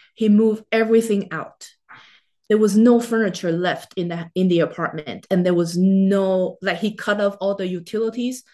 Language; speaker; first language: English; non-native, fluent; Chinese